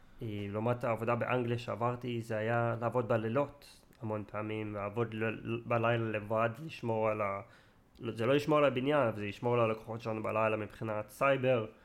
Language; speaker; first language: Hebrew; native; Hebrew